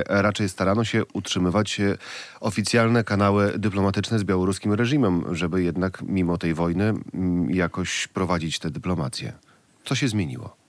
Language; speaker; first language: Polish; native; Polish